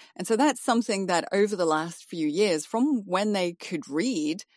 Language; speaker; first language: English; native; English